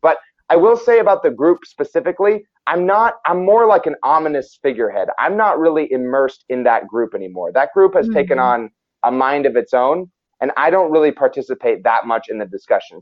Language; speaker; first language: English; native; English